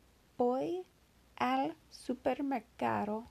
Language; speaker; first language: Spanish; non-native, learner; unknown